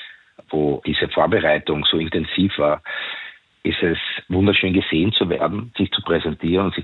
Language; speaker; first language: German; native; German